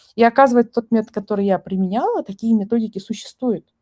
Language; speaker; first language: Russian; non-native, local second language; Kazakh